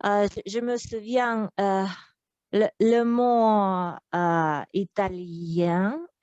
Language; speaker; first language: French; non-native, learner; Russian